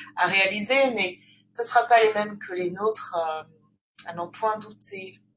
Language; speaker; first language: French; native; French